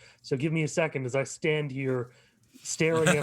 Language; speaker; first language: English; native; English